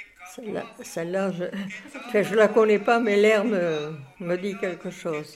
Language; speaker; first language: French; native; French